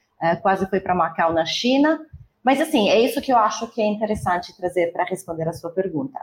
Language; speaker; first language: Portuguese; non-native, fluent; Italian